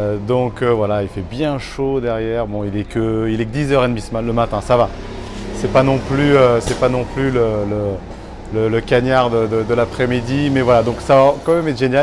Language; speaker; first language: French; early bilingual, other home language; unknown